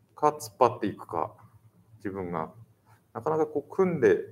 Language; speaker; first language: Japanese; native; Japanese